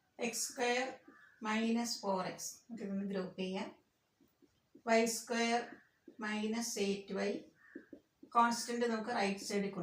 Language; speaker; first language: English; non-native, local second language; Malayalam